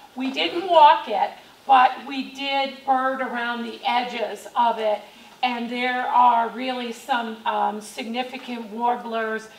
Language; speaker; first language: English; native; English